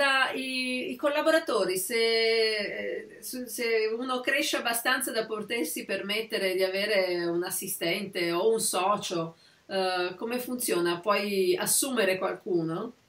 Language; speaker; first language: Italian; native; Italian